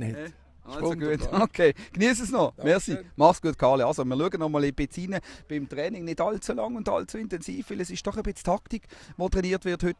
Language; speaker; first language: German; native; German